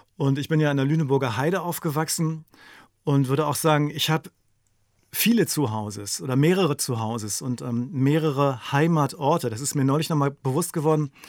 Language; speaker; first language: German; native; German